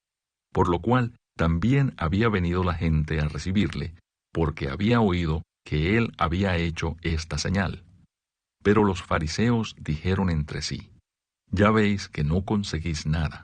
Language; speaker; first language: Spanish; native; Spanish